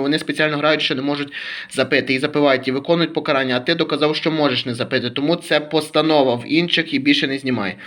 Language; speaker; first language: Ukrainian; native; Ukrainian